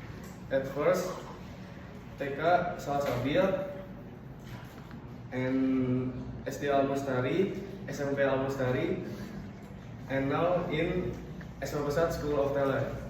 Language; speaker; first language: English; non-native, learner; Indonesian